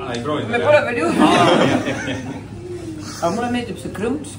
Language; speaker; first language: Estonian; native; Estonian